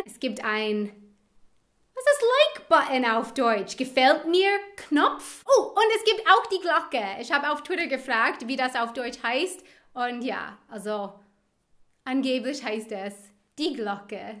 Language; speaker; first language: German; non-native, fluent; English